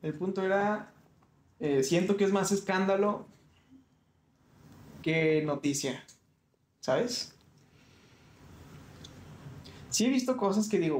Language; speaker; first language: Spanish; native; Spanish